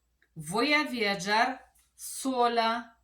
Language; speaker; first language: Spanish; non-native, learner; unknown